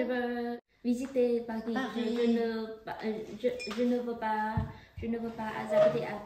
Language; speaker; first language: French; non-native, learner; Vietnamese